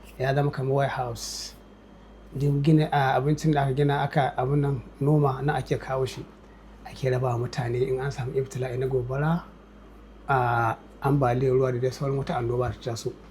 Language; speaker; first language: Hausa; native; Hausa